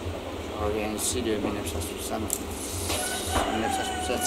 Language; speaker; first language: French; non-native, local second language; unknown